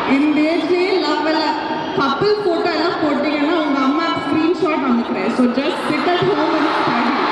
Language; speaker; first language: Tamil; non-native, local second language; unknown